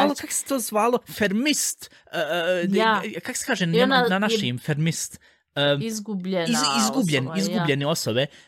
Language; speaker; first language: Bosnian; early bilingual, heritage; Bosnian